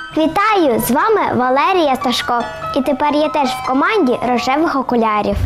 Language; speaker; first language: Ukrainian; native; Ukrainian